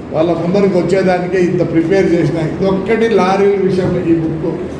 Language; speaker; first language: Telugu; native; Telugu